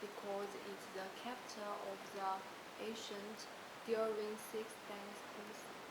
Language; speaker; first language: English; non-native, learner; Chinese